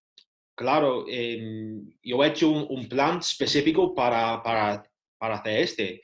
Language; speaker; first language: Spanish; non-native, learner; English